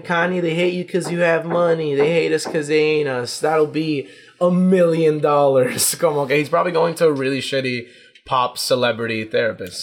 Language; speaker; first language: English; non-native, local second language; Spanish